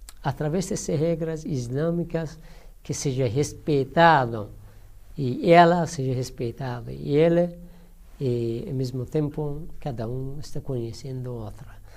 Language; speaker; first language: Portuguese; non-native, learner; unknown